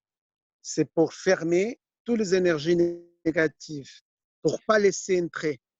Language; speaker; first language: French; non-native, fluent; Spanish